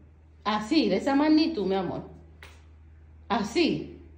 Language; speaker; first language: Spanish; native; Spanish